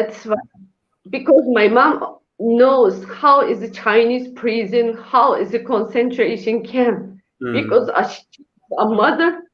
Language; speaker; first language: English; non-native, learner; Uyghur